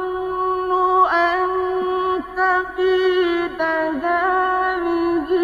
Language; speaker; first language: Arabic; native; Arabic